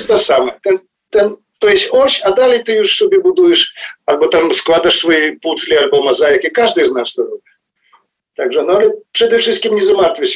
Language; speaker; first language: Polish; non-native, fluent; Ukrainian